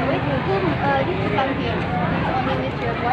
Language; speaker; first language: English; non-native, learner; Indonesian